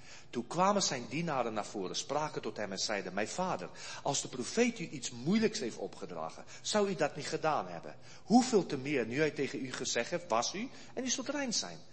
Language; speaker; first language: Dutch; non-native, fluent; Afrikaans